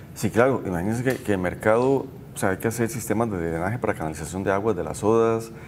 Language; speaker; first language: Spanish; native; Spanish